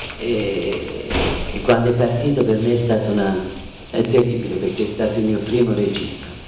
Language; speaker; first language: Italian; non-native, fluent; French